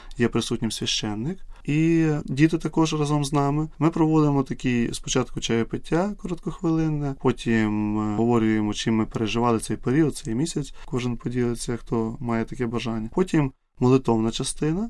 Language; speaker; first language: Ukrainian; native; Ukrainian